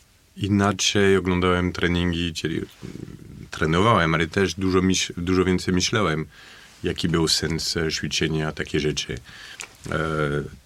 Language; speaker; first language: Polish; non-native, fluent; French